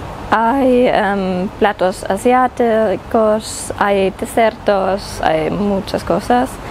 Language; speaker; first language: Spanish; non-native, learner; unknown